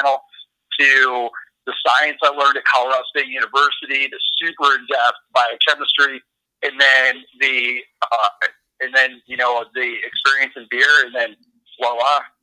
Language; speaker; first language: English; native; English